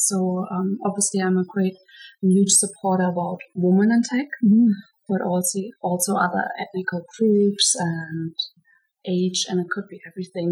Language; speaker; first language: English; non-native, fluent; German